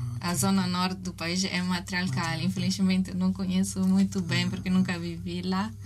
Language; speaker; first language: Portuguese; non-native, fluent; Italian